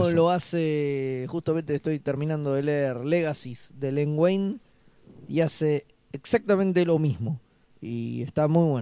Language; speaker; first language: Spanish; native; Spanish